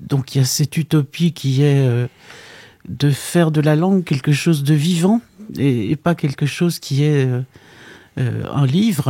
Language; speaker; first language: French; native; French